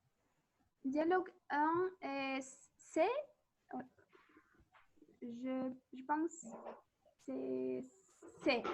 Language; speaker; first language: French; non-native, learner; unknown